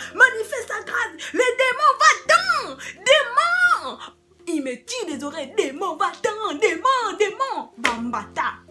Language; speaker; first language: French; non-native, local second language; Lingala